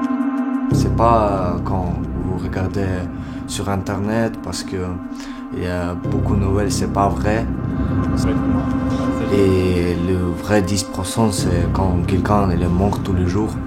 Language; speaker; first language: French; non-native, learner; Ukrainian